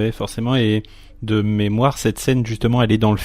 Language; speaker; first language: French; native; French